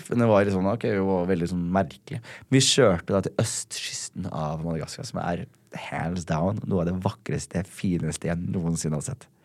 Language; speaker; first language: Norwegian; early bilingual, other home language; Somali